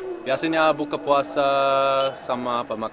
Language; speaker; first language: Indonesian; non-native, learner; English